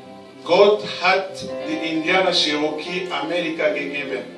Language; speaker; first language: German; non-native, learner; Romanian